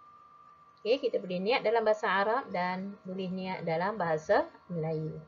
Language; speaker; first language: Malay; native; Malay